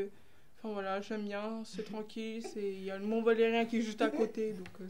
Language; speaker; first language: French; native; French